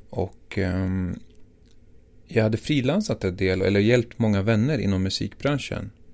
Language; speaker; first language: Swedish; early bilingual, other home language; Assyrian Neo-Aramaic